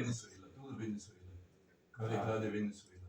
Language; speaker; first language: Portuguese; non-native, learner; German